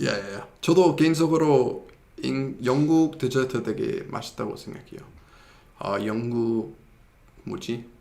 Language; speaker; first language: Korean; non-native, fluent; English